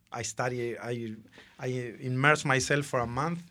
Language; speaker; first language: English; non-native, fluent; Spanish